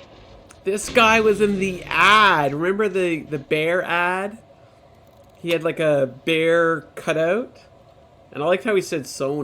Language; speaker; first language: English; native; English